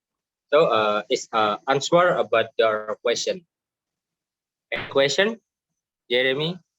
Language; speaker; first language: English; non-native, learner; Indonesian